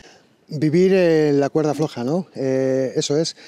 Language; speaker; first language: Spanish; native; Spanish